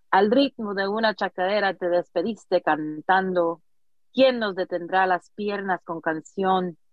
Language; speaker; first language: Spanish; early bilingual, heritage; Spanish